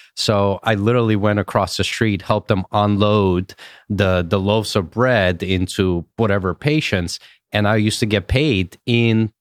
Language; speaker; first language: English; early bilingual, other home language; Russian